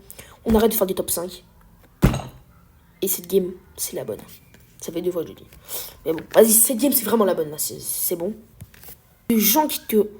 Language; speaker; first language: French; native; French